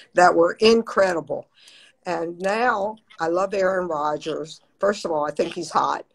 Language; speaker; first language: English; native; English